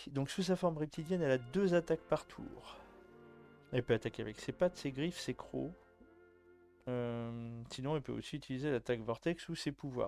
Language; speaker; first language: French; native; French